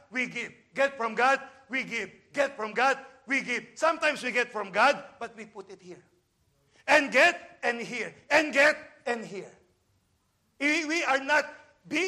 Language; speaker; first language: English; non-native, local second language; Filipino